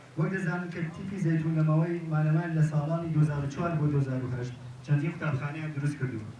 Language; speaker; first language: Central Kurdish; non-native, learner; Korean